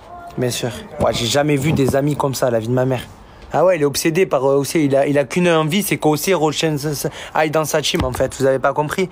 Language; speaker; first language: French; native; French